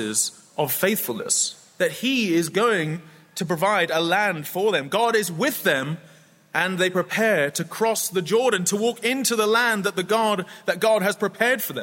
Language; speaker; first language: English; native; English